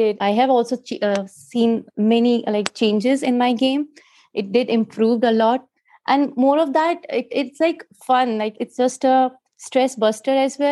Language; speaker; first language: English; non-native, local second language; Hindi